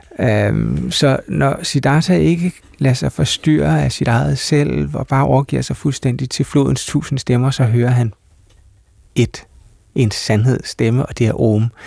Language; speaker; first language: Danish; native; Danish